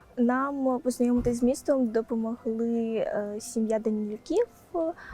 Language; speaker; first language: Ukrainian; non-native, local second language; Crimean Tatar